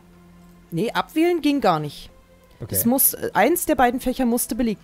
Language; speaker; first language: German; native; German